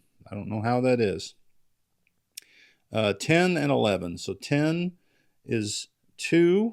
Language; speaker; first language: English; native; English